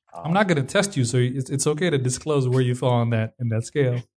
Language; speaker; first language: English; non-native, fluent; Amharic